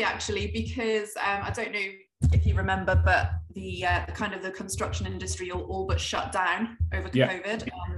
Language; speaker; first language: English; native; English